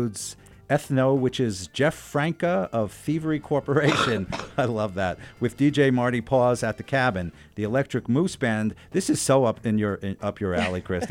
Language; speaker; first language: English; native; English